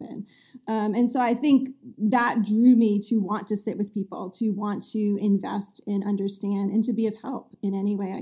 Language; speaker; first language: English; native; English